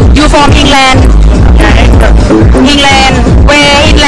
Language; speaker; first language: English; non-native, learner; Thai